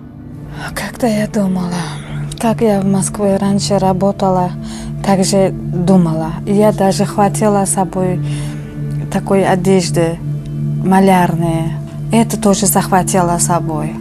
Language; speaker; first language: Russian; non-native, local second language; Uzbek